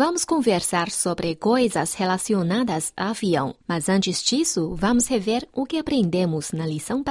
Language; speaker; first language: Portuguese; non-native, fluent; Chinese